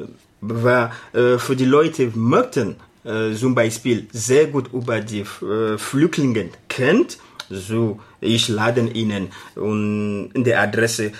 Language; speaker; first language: German; non-native, learner; Arabic